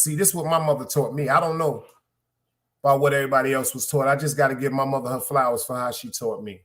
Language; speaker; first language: English; native; English